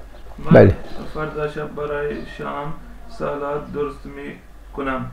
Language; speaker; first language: Persian; non-native, learner; Urdu